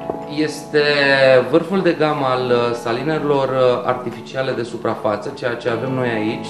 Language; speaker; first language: Romanian; native; Romanian